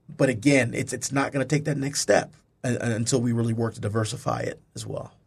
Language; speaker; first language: English; native; English